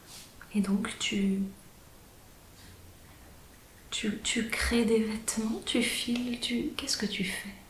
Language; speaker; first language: French; native; French